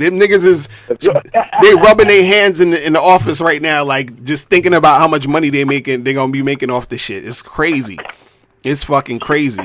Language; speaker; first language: English; native; English